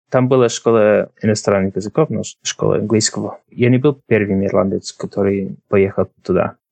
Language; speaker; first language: Russian; non-native, fluent; English